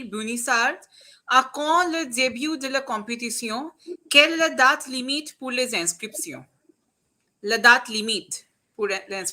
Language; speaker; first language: French; non-native, fluent; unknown